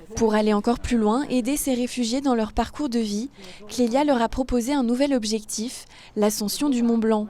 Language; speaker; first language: French; native; French